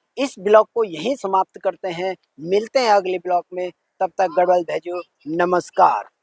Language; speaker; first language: Hindi; native; Hindi